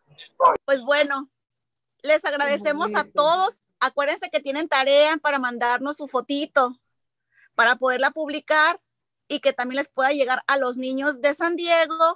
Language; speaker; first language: Spanish; native; Spanish